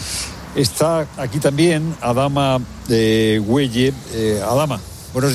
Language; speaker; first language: Spanish; native; Spanish